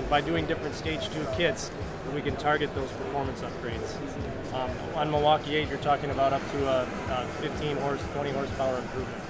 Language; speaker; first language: English; native; English